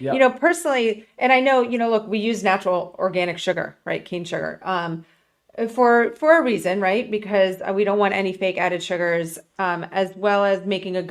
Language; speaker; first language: English; native; English